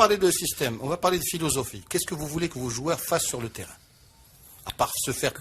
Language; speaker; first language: French; non-native, local second language; Arabic